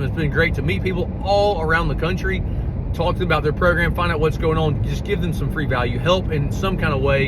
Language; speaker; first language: English; native; English